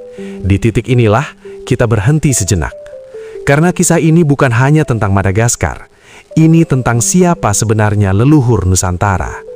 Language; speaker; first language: Indonesian; native; Indonesian